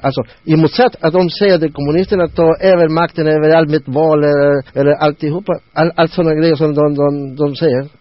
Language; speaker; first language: Swedish; non-native, learner; Spanish